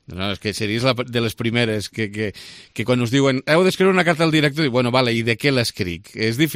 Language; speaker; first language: Catalan; native; Catalan